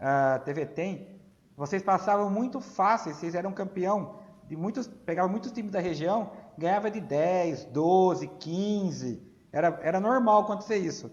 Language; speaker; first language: Portuguese; native; Portuguese